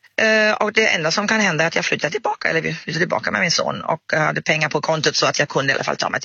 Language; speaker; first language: Swedish; non-native, fluent; German